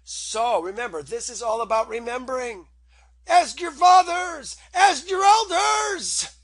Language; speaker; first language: English; native; English